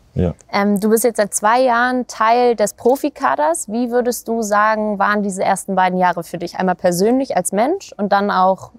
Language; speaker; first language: German; native; German